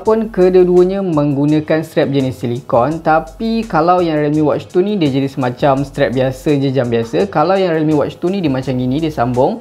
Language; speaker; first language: Malay; native; Malay